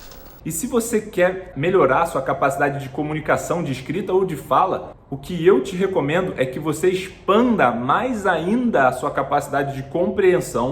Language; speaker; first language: Portuguese; native; Portuguese